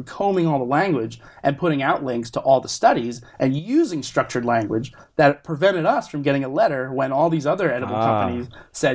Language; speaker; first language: English; native; English